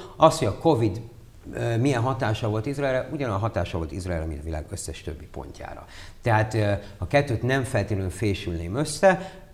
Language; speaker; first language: Hungarian; early bilingual, heritage; Hungarian